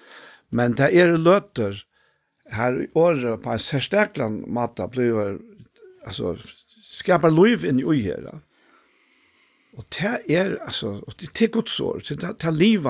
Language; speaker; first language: Danish; non-native, local second language; Faroese